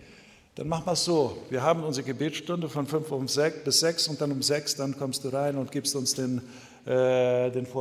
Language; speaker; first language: German; non-native, fluent; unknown